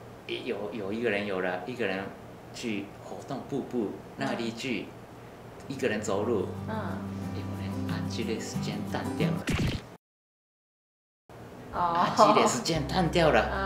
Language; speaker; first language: Chinese; non-native, learner; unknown